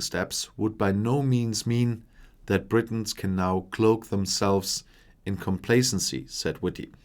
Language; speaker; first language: English; non-native, fluent; German